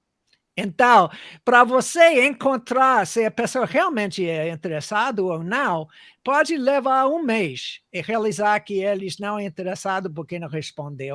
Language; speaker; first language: Portuguese; non-native, fluent; English